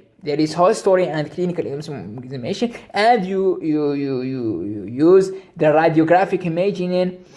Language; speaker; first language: English; non-native, local second language; Arabic